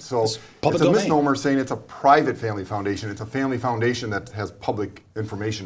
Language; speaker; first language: English; native; English